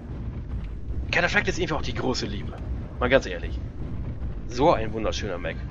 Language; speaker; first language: German; native; German